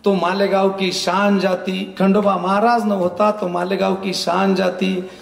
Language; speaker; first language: Hindi; non-native, local second language; Marathi